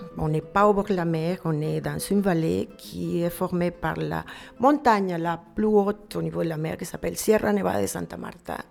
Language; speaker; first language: French; non-native, fluent; Spanish